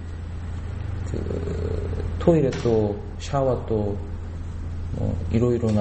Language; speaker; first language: Japanese; non-native, learner; Korean